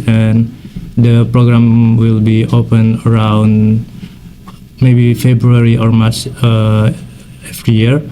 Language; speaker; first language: English; non-native, fluent; Indonesian